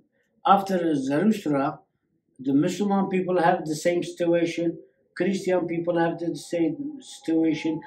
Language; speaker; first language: English; non-native, learner; Kurdish